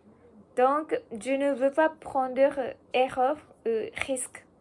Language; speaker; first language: French; non-native, learner; Japanese